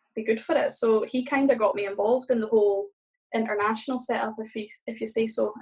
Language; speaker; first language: English; native; English